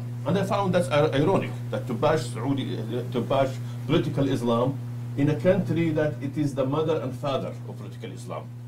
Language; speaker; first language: English; non-native, fluent; Arabic